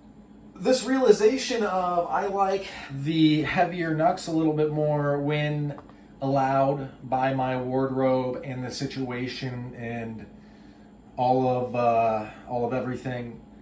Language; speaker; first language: English; native; English